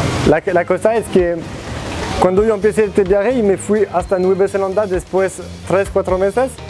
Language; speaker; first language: Spanish; non-native, learner; French